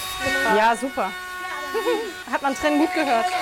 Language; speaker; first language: German; native; German